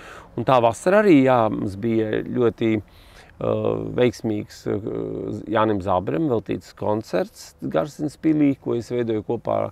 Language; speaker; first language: Latvian; native; Latvian